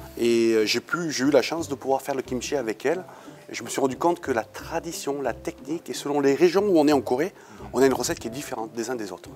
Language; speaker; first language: French; native; French